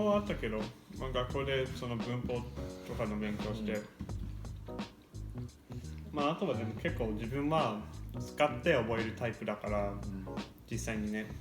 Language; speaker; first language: Japanese; non-native, fluent; English